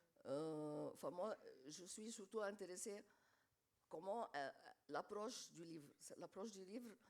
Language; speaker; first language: French; non-native, fluent; Arabic